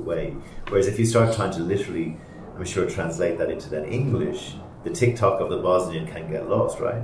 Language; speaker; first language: English; native; English